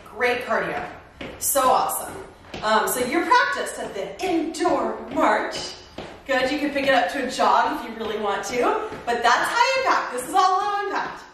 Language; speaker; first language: English; native; English